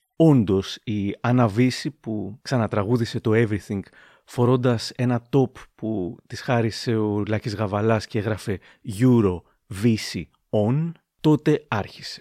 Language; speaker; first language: Greek; native; Greek